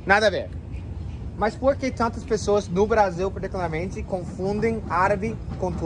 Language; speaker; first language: Portuguese; non-native, learner; English